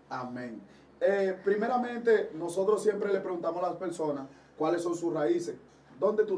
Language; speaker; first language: Spanish; native; Spanish